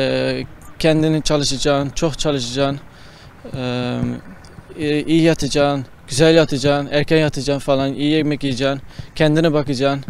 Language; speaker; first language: Turkish; early bilingual, heritage; Turkish